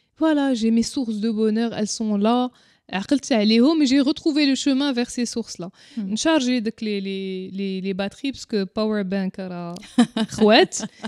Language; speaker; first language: French; non-native, local second language; Arabic